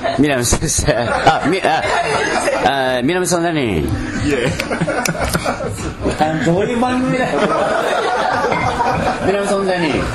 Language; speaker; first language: Korean; non-native, learner; Japanese